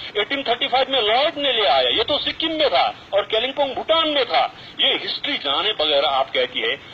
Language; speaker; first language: Hindi; non-native, local second language; Nepali